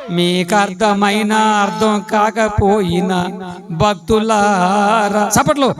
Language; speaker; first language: Telugu; non-native, local second language; Lambadi